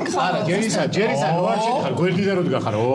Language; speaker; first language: Georgian; native; Georgian